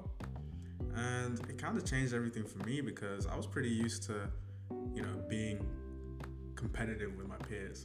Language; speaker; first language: English; native; English